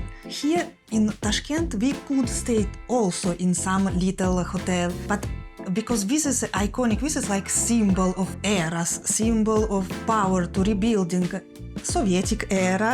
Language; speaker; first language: English; non-native, fluent; Russian